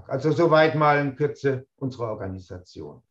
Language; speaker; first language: German; native; German